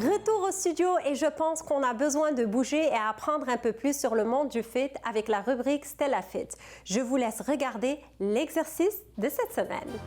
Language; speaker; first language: French; non-native, local second language; Arabic